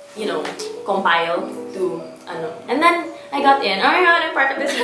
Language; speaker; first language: English; non-native, local second language; Cebuano